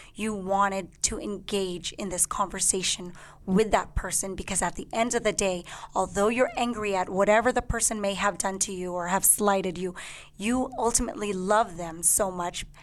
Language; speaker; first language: English; native; English